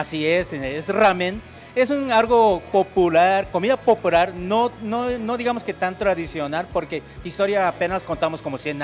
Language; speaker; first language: Spanish; non-native, fluent; Japanese